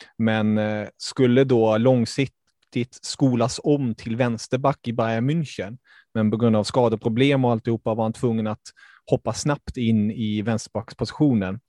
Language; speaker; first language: Swedish; early bilingual, other home language; German